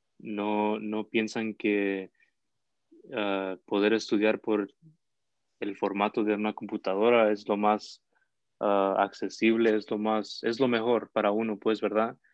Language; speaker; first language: Spanish; early bilingual, heritage; Spanish